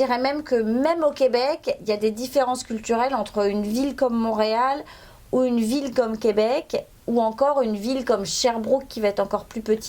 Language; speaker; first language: French; native; French